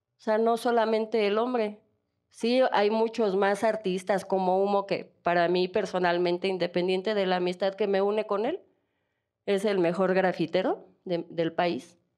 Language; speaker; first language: Spanish; native; Spanish